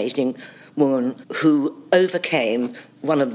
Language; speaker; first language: English; native; English